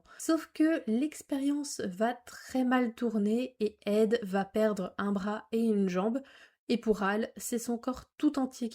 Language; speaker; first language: French; native; French